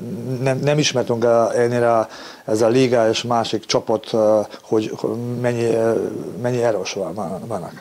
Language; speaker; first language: Hungarian; non-native, learner; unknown